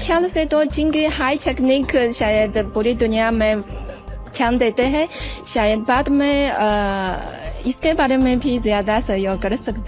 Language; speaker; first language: Hindi; non-native, fluent; Chinese